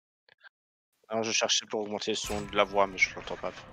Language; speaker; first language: French; native; French